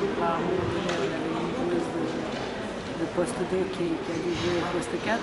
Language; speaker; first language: French; non-native, fluent; Serbian